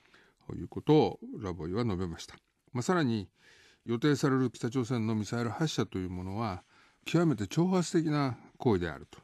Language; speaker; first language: Japanese; native; Japanese